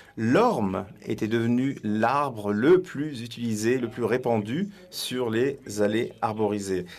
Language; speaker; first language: French; non-native, fluent; Swedish